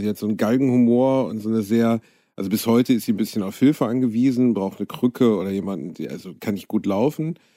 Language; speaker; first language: German; native; German